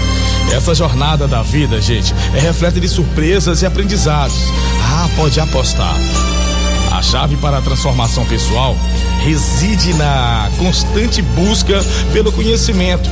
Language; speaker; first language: Portuguese; native; Portuguese